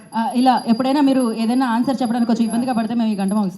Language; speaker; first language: Telugu; native; Telugu